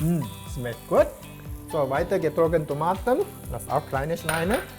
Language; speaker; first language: German; non-native, learner; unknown